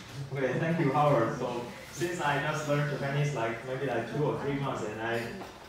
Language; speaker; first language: English; non-native, learner; Chinese